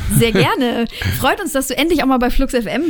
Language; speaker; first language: German; native; German